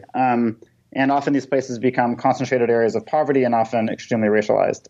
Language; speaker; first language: English; native; English